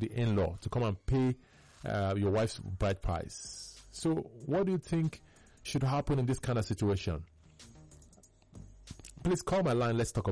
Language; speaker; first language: English; non-native, local second language; Igbo